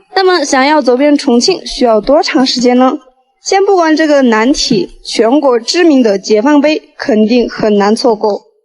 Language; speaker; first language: Chinese; non-native, local second language; Tibetan